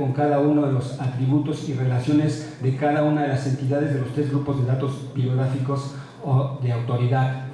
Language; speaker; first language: Spanish; native; Spanish